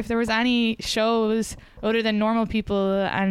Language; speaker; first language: English; native; English